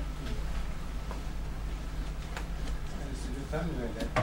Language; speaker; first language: Swedish; non-native, fluent; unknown